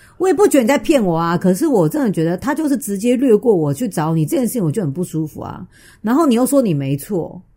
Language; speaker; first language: Chinese; native; Chinese